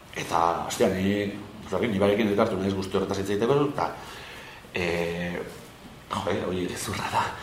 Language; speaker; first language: Basque; non-native, local second language; Spanish